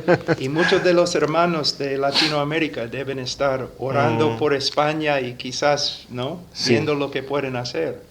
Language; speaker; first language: Spanish; non-native, fluent; English